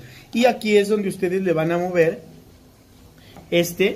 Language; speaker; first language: Spanish; native; Spanish